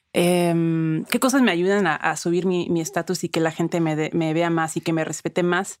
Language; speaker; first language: Spanish; early bilingual, other home language; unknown